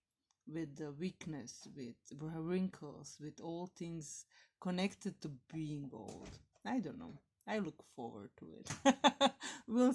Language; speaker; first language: English; non-native, fluent; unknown